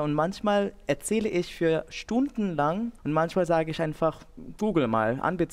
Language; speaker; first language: German; non-native, fluent; Bangla